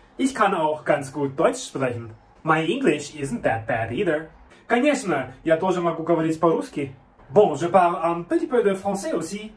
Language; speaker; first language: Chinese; non-native, fluent; German